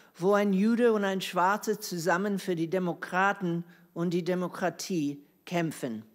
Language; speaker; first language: German; non-native, fluent; English